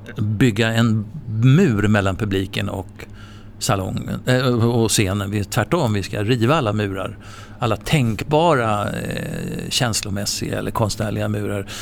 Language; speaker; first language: Swedish; native; Swedish